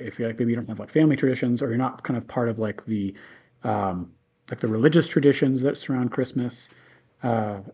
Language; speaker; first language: English; native; English